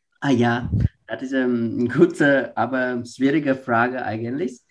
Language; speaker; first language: German; non-native, learner; Vietnamese